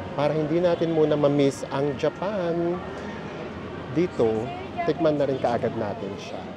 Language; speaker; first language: Filipino; native; Filipino